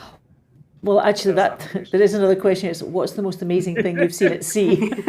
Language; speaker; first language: English; native; English